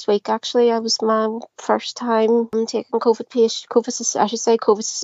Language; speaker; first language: English; native; English